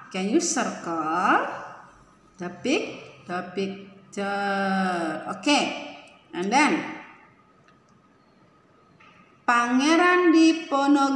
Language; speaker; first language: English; non-native, learner; Indonesian